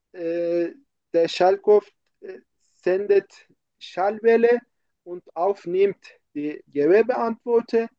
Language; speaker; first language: German; non-native, fluent; Turkish